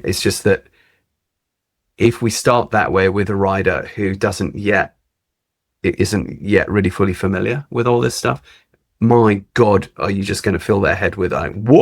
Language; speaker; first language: English; native; English